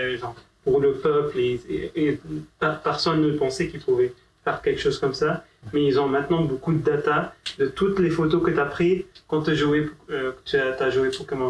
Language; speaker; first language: French; non-native, fluent; Arabic